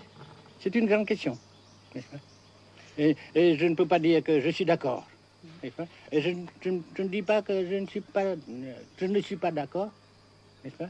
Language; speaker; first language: French; non-native, local second language; Vietnamese